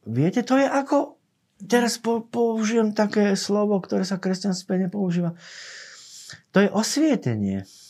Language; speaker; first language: Slovak; native; Slovak